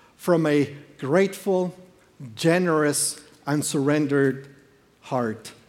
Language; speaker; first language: English; non-native, fluent; Spanish